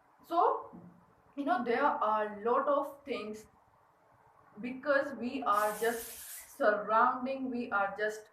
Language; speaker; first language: English; non-native, learner; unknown